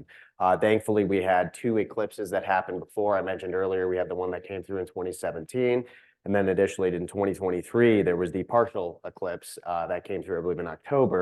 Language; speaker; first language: English; native; English